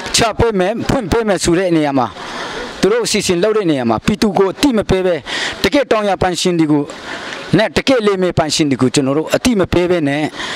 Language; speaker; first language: Burmese; non-native, local second language; Hakha Chin